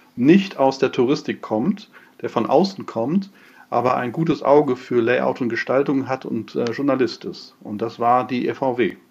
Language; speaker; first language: German; non-native, fluent; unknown